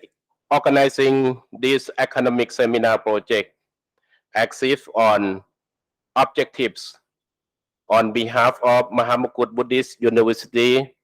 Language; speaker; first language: English; non-native, learner; Thai